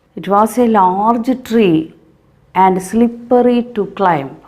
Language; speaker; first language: English; non-native, local second language; Malayalam